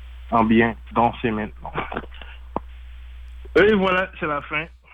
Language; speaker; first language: French; native; French